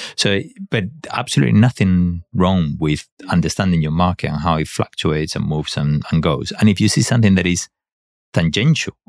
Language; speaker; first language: English; non-native, fluent; Spanish